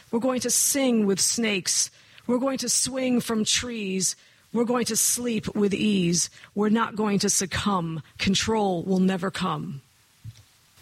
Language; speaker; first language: English; native; English